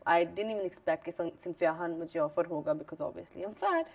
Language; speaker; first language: Urdu; native; Urdu